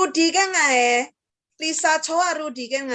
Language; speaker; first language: Chinese; early bilingual, heritage; Chinese